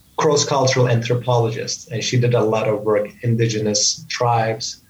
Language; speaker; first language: English; non-native, fluent; Turkish